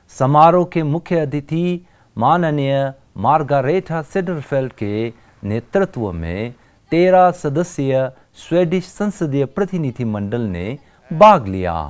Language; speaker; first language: Hindi; non-native, local second language; Tibetan